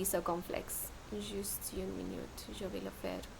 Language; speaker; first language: French; non-native, fluent; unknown